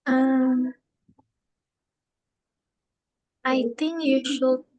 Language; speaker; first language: English; non-native, learner; Indonesian